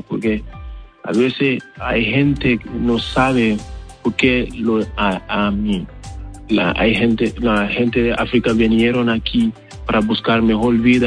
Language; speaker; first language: Spanish; non-native, learner; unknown